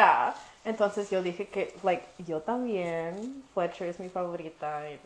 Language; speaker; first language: Spanish; early bilingual, heritage; Spanish